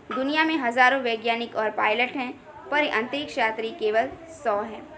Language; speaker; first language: Hindi; non-native, local second language; Gujarati